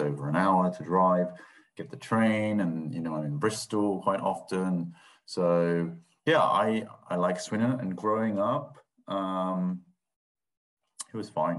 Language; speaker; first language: English; non-native, local second language; Thai